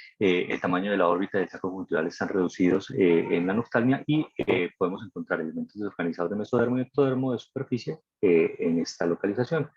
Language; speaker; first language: Spanish; native; Spanish